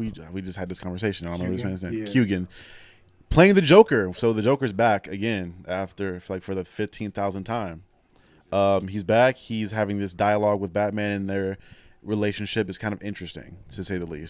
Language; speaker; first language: English; native; English